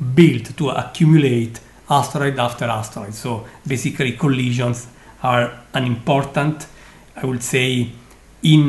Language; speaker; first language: English; non-native, fluent; Italian